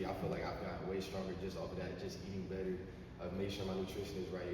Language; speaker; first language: English; native; English